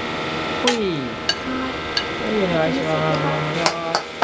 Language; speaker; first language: Japanese; native; Japanese